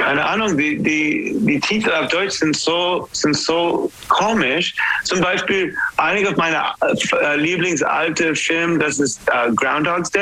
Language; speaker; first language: German; non-native, learner; English